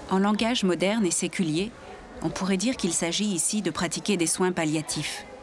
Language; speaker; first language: French; native; French